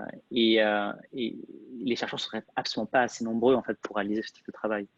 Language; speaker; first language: French; native; French